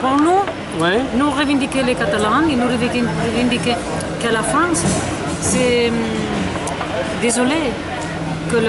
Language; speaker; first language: French; non-native, learner; Catalan